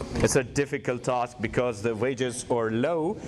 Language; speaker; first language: English; non-native, fluent; Persian